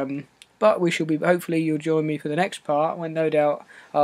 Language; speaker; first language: English; native; English